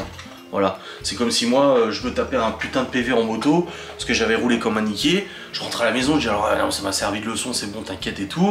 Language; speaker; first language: French; native; French